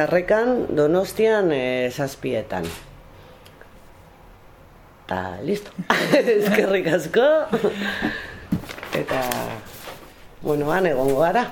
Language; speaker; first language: Basque; non-native, local second language; Spanish